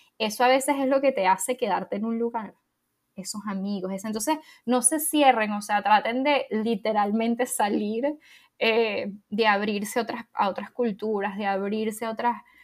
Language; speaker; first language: Spanish; native; Spanish